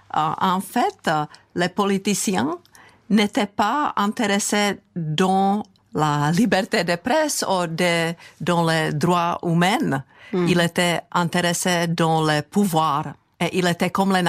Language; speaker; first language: French; non-native, fluent; Czech